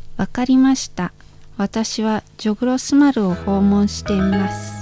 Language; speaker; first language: Japanese; non-native, fluent; Indonesian